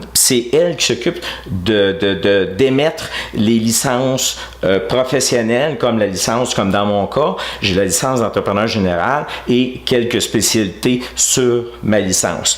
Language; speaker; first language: French; native; French